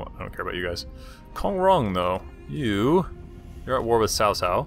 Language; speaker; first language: English; native; English